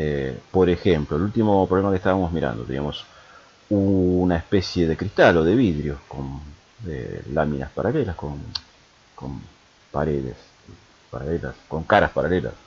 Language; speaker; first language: Spanish; native; Spanish